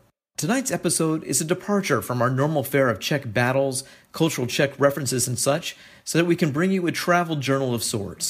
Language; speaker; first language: English; native; English